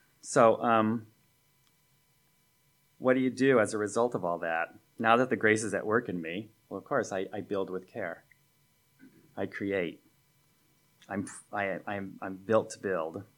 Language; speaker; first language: English; native; English